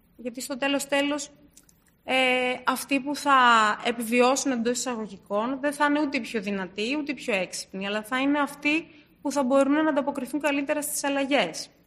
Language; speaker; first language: Greek; early bilingual, other home language; Turkish